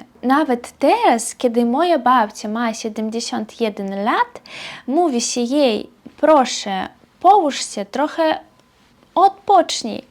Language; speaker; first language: Polish; non-native, fluent; Belarusian